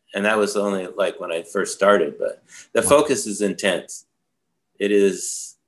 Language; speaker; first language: English; native; English